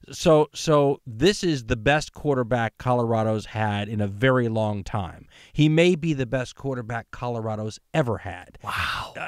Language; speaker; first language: English; native; English